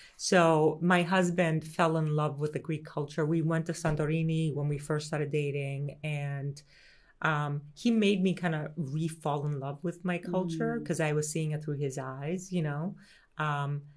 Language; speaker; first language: English; early bilingual, other home language; Greek